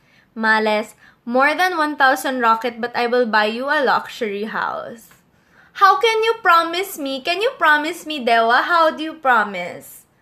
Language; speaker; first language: English; non-native, local second language; Filipino